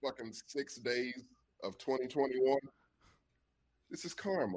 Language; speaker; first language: English; native; English